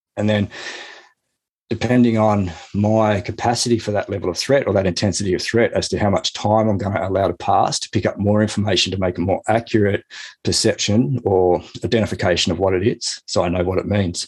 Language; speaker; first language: English; native; English